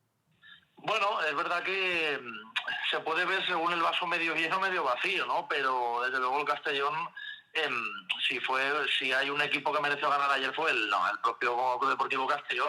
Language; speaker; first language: Spanish; native; Spanish